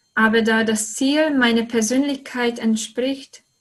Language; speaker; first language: German; non-native, fluent; Hungarian